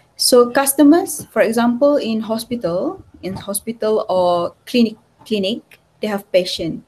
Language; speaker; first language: English; non-native, local second language; Malay